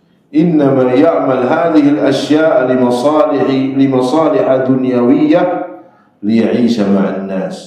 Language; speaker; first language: Arabic; non-native, fluent; Indonesian